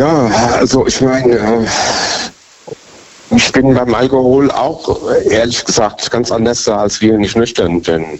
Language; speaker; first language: German; native; German